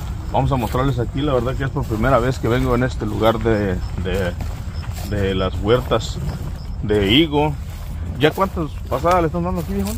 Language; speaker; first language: Spanish; native; Spanish